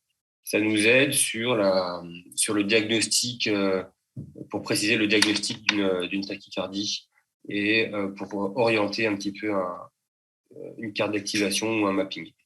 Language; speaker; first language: French; native; French